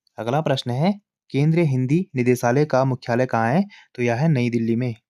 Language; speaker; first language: Hindi; native; Hindi